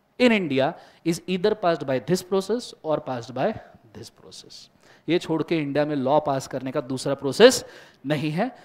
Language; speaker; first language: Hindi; non-native, local second language; Marathi